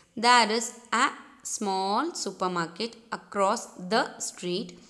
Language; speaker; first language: English; non-native, local second language; Tamil